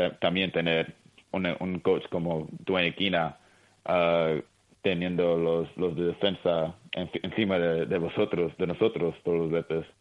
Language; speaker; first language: Spanish; early bilingual, heritage; Spanish